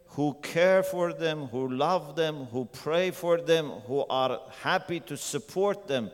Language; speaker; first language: English; non-native, fluent; Persian